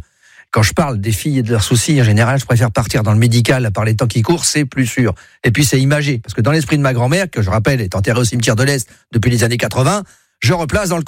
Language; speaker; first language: French; native; French